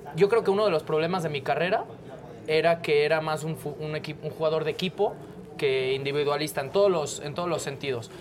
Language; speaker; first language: Spanish; non-native, local second language; Catalan